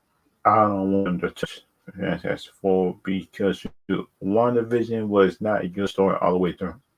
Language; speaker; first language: English; native; English